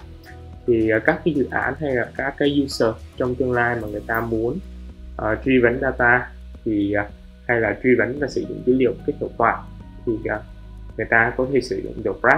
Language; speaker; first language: Vietnamese; native; Vietnamese